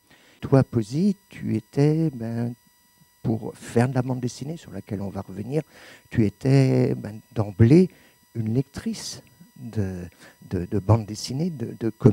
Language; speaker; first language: French; native; French